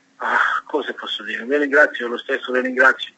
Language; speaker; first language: Italian; non-native, learner; Serbian